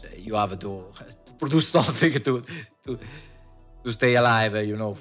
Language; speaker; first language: English; non-native, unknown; Italian